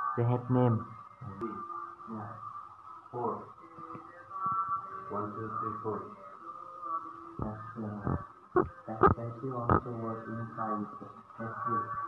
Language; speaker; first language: English; non-native, learner; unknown